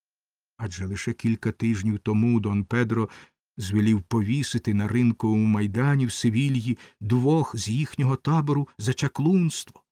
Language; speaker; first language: Ukrainian; native; Ukrainian